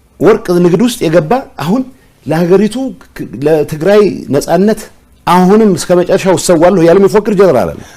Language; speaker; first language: Amharic; non-native, local second language; Tigrinya